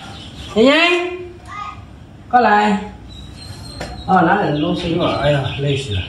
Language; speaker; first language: Chinese; native; Chinese